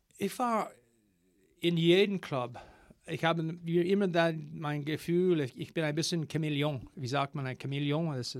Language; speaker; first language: German; non-native, learner; English